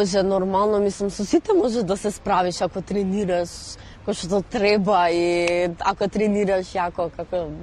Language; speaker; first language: Macedonian; non-native, local second language; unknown